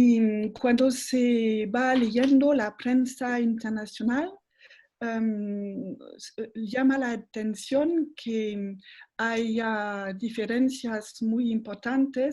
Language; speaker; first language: Spanish; non-native, fluent; French